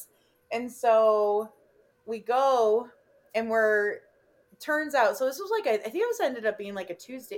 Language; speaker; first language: English; native; English